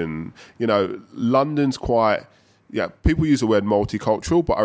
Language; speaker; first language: English; native; English